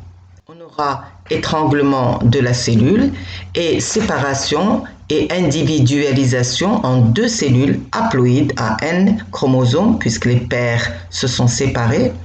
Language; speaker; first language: French; non-native, local second language; Arabic